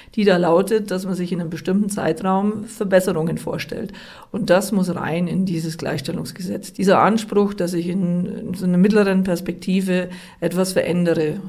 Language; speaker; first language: German; native; German